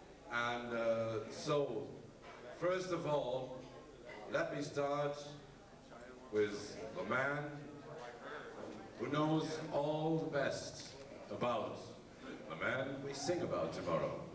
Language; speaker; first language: English; non-native, fluent; German